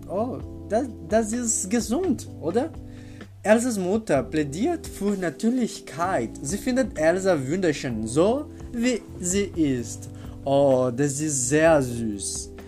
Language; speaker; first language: German; non-native, learner; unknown